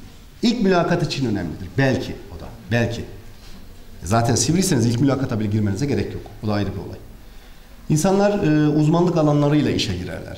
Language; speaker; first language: Turkish; native; Turkish